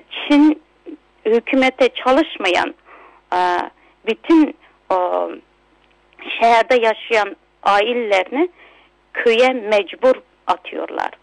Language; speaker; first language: Turkish; non-native, local second language; Uyghur